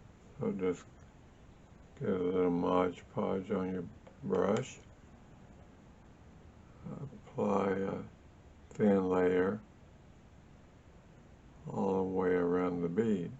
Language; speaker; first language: English; native; English